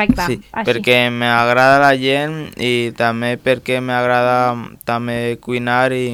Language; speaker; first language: Catalan; non-native, local second language; Spanish